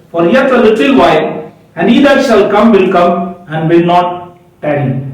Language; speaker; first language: English; non-native, local second language; Hindi